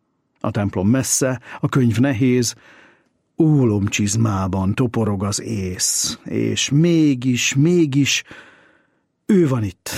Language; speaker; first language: Hungarian; native; Hungarian